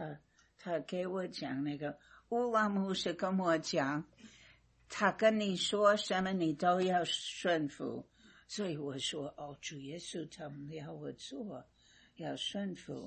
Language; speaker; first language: Chinese; non-native, fluent; English